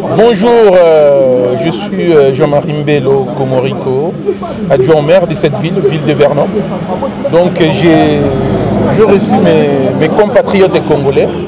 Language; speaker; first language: French; non-native, local second language; Lingala